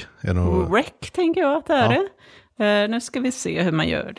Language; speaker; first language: Swedish; native; Swedish